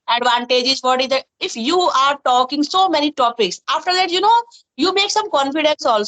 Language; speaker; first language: English; non-native, fluent; Hindi